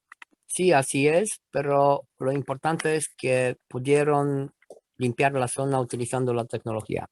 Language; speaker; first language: Spanish; non-native, learner; Romanian